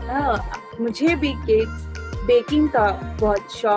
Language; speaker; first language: Hindi; native; Hindi